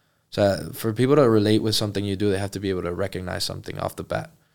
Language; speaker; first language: English; early bilingual, other home language; Spanish